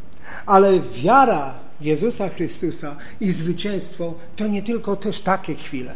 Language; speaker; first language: Polish; native; Polish